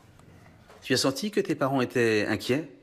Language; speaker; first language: French; native; French